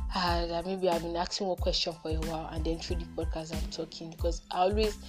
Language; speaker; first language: English; non-native, local second language; Yoruba